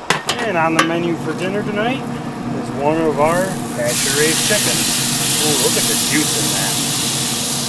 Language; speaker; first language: English; native; English